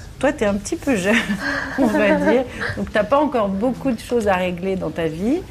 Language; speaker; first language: French; native; French